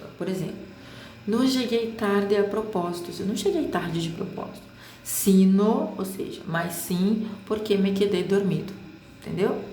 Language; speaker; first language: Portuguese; native; Portuguese